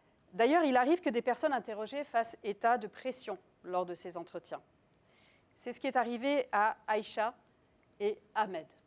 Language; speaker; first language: French; native; French